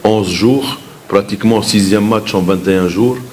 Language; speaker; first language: French; non-native, local second language; Arabic